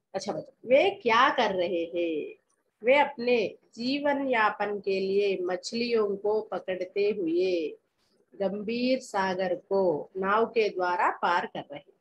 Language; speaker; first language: Hindi; non-native, local second language; Telugu